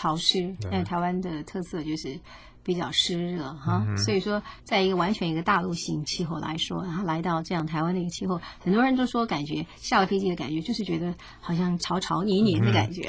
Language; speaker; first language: Chinese; native; Chinese